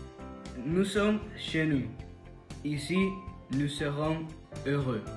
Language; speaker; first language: French; non-native, learner; Spanish